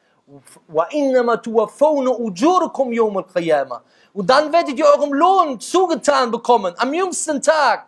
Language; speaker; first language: German; native; German